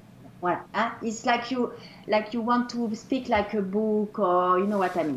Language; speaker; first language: English; non-native, fluent; French